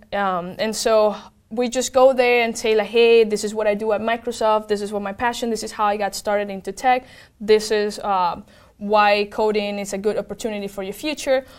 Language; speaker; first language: English; non-native, fluent; Spanish